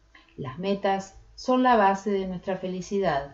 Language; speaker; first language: Spanish; native; Spanish